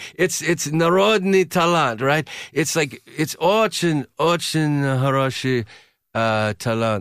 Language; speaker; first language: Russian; non-native, learner; English